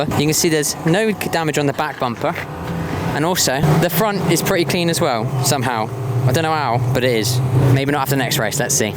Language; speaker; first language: English; native; English